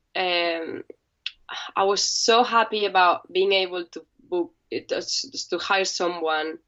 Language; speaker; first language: English; non-native, fluent; Spanish